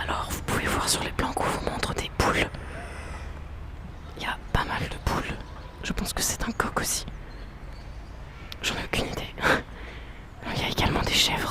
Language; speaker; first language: French; native; French